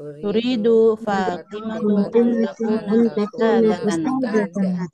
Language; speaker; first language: Arabic; non-native, learner; Indonesian